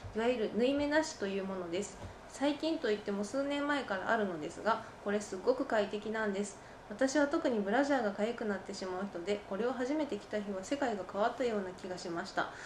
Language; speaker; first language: Japanese; native; Japanese